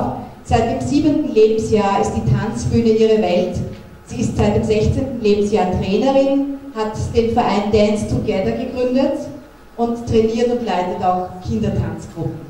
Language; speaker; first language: German; native; German